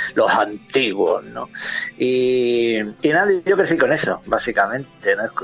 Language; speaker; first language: Spanish; native; Spanish